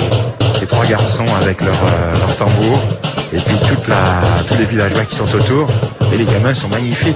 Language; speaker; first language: French; native; French